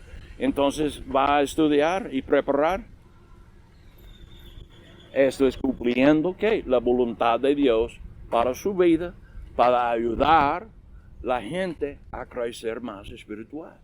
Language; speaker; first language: Spanish; non-native, learner; English